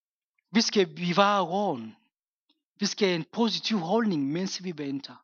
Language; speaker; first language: Danish; non-native, fluent; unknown